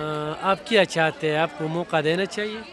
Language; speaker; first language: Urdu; non-native, local second language; Pashto